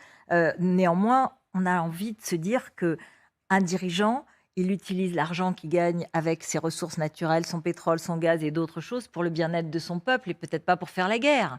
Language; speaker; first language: French; native; French